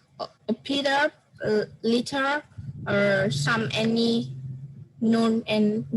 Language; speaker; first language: English; non-native, learner; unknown